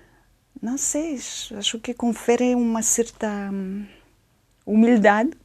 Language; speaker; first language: Portuguese; non-native, fluent; French